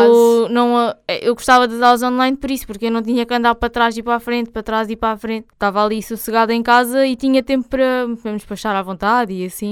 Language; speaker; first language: Portuguese; native; Portuguese